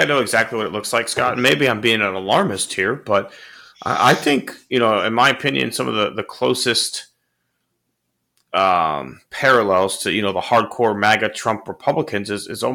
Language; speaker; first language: English; native; English